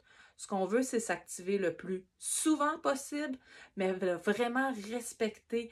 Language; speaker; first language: French; native; French